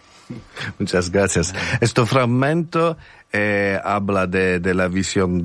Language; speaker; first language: Spanish; non-native, learner; Italian